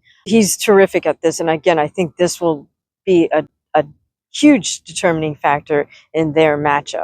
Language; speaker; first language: English; native; English